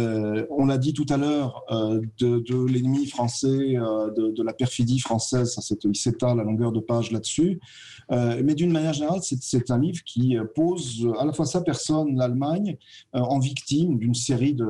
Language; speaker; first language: French; native; French